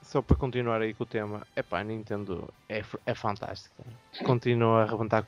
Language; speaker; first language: Portuguese; native; Portuguese